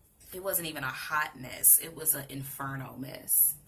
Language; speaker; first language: English; native; English